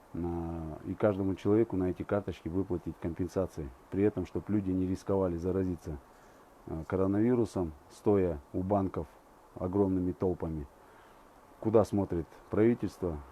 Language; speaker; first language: Russian; non-native, local second language; Kazakh